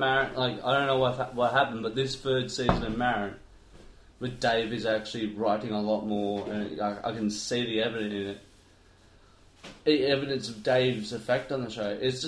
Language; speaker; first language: English; native; English